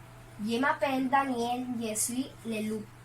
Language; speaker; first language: French; non-native, learner; Spanish